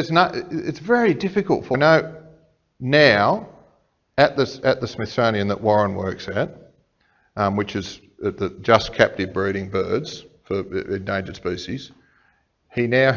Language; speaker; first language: English; native; English